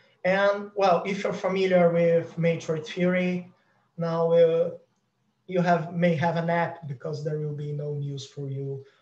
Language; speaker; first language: English; non-native, fluent; Portuguese